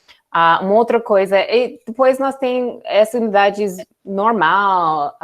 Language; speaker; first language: Portuguese; non-native, learner; English